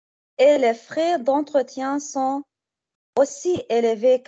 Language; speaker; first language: French; non-native, learner; Arabic